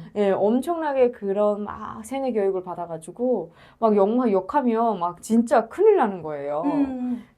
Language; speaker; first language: Korean; native; Korean